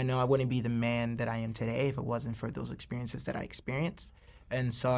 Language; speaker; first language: English; native; English